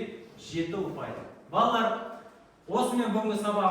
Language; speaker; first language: Kazakh; native; Kazakh